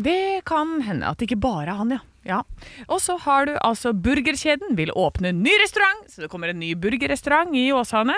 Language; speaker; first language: Norwegian; native; Norwegian